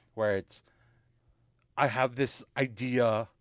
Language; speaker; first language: English; early bilingual, other home language; Filipino